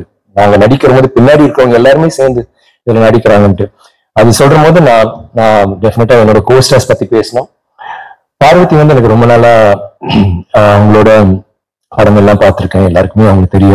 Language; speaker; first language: Tamil; native; Tamil